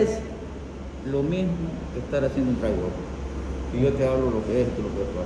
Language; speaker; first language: Spanish; native; Spanish